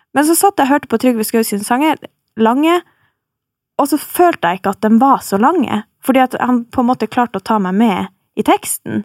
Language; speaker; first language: Norwegian; native; Norwegian